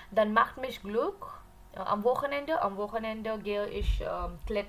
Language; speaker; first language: German; non-native, learner; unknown